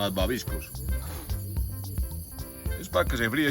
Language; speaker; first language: Spanish; native; Spanish